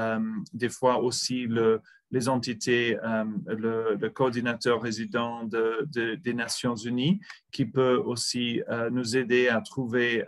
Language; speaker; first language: French; non-native, fluent; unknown